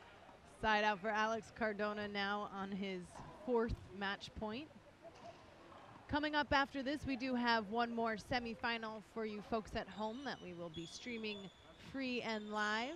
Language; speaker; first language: English; native; English